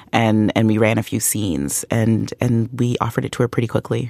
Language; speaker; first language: English; native; English